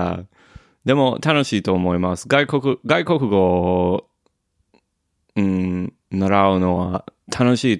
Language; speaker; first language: Japanese; non-native, learner; English